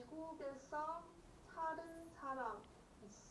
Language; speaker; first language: Korean; non-native, learner; English